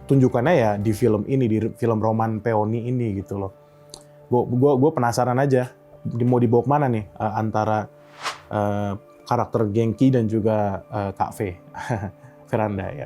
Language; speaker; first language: Indonesian; native; Indonesian